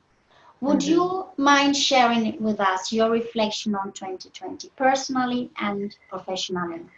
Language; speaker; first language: English; non-native, fluent; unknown